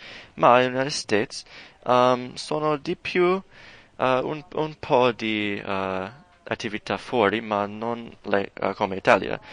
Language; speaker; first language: Italian; non-native, learner; English